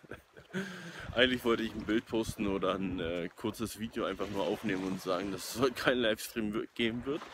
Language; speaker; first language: German; native; German